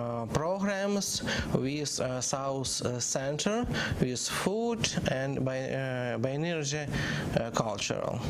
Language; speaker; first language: English; non-native, learner; Ukrainian